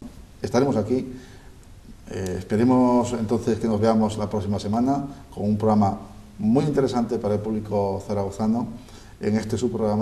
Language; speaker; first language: Spanish; native; Spanish